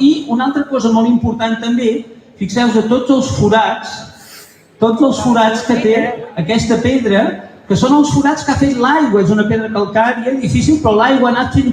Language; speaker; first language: Catalan; native; Catalan